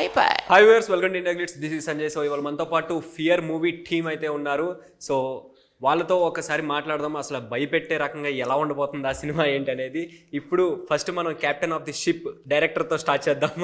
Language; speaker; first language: Telugu; native; Telugu